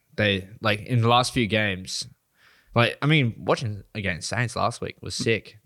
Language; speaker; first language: English; native; English